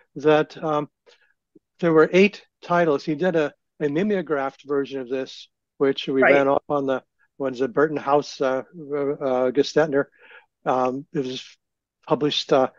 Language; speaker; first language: English; native; English